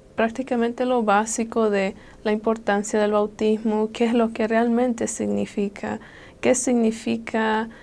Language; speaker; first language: Spanish; early bilingual, other home language; English